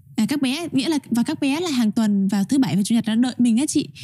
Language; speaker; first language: Vietnamese; native; Vietnamese